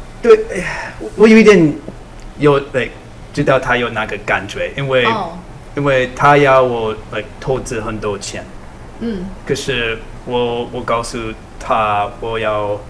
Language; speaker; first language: Chinese; non-native, learner; English